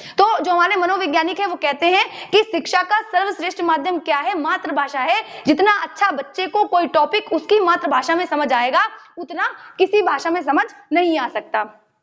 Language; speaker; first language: Hindi; native; Hindi